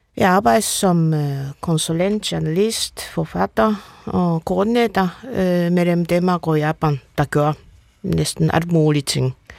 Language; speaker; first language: Danish; non-native, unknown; Japanese